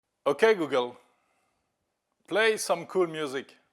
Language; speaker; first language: English; non-native, fluent; French